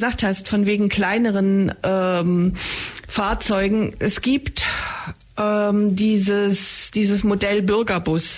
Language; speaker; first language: German; native; German